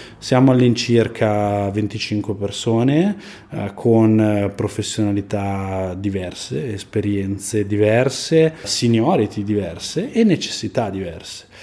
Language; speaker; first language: Italian; native; Italian